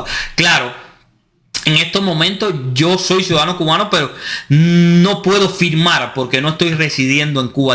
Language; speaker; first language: Spanish; native; Spanish